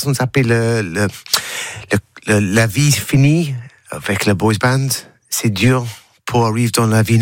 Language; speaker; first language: French; non-native, learner; English